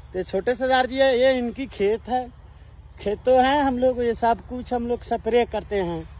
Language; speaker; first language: Hindi; native; Hindi